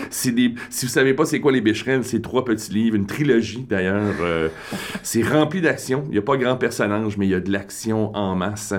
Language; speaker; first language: French; native; French